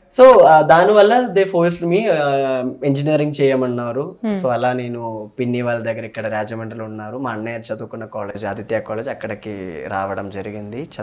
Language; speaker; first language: Telugu; non-native, local second language; Malayalam